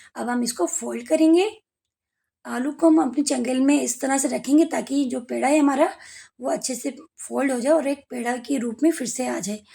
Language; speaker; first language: Hindi; native; Hindi